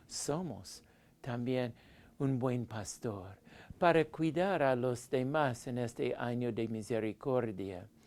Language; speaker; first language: Spanish; non-native, fluent; English